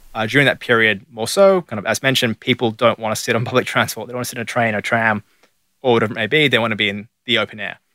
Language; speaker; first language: English; native; English